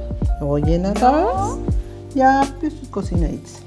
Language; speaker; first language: Finnish; non-native, learner; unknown